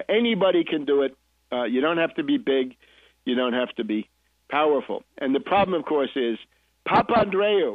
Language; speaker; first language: English; native; English